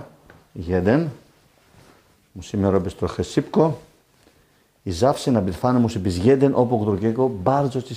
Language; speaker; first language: Polish; non-native, learner; Greek